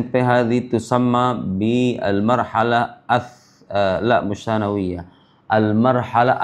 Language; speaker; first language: Arabic; non-native, fluent; Indonesian